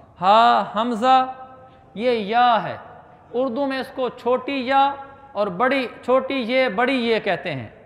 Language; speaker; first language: Urdu; native; Urdu